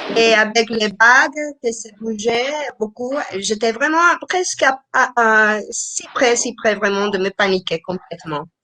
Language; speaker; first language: French; non-native, fluent; Spanish